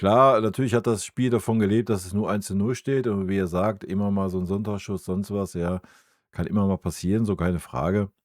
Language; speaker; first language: German; native; German